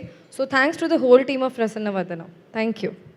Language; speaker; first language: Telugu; non-native, learner; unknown